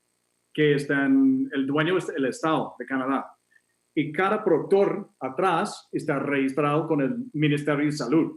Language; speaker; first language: Spanish; non-native, fluent; English